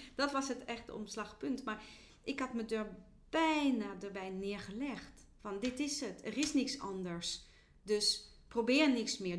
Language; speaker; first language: Dutch; non-native, fluent; French